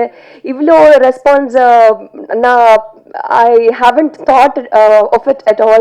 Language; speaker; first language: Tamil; non-native, learner; Telugu